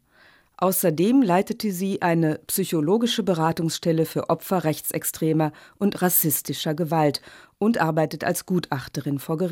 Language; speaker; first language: German; native; German